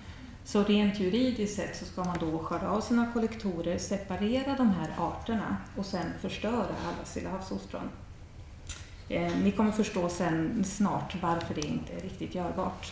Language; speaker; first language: Swedish; native; Swedish